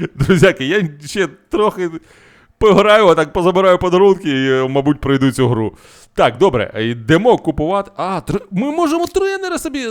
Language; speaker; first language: Ukrainian; native; Ukrainian